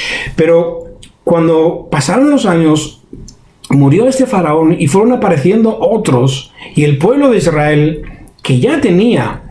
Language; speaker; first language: Spanish; native; Spanish